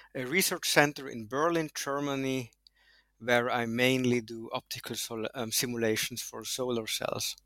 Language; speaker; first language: English; non-native, fluent; German